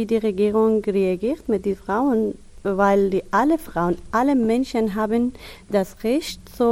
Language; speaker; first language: German; non-native, learner; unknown